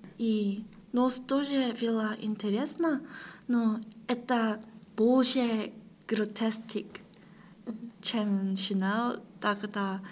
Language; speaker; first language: Russian; non-native, learner; Korean